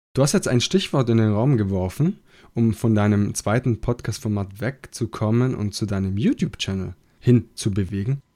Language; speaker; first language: German; non-native, fluent; Italian